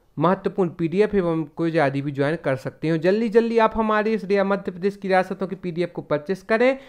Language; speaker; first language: Hindi; native; Hindi